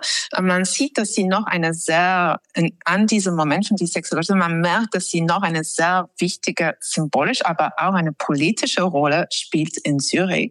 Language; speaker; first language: German; non-native, fluent; English